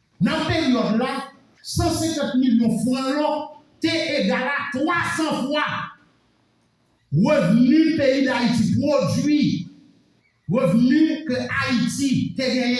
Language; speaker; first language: French; non-native, local second language; Haitian Creole